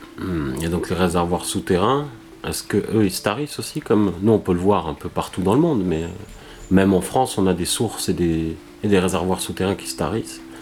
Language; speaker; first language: French; native; French